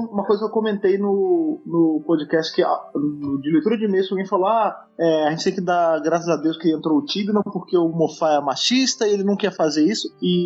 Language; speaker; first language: Portuguese; native; Portuguese